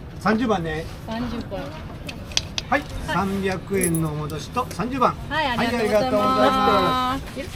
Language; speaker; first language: Japanese; non-native, learner; Korean